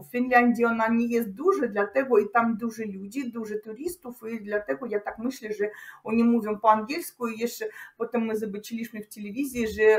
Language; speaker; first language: Polish; non-native, learner; Russian